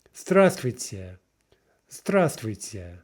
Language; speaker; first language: Russian; non-native, fluent; English